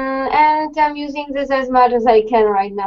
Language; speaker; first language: English; non-native, fluent; Polish